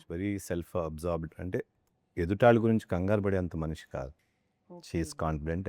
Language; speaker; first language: Telugu; native; Telugu